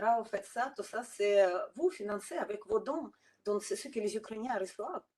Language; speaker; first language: French; non-native, fluent; Ukrainian